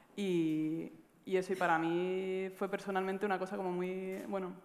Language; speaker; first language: Spanish; native; Spanish